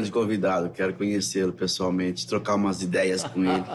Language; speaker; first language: Portuguese; native; Portuguese